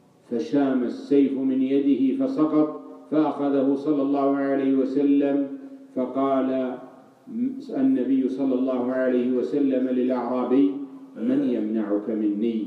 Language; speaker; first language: Arabic; native; Arabic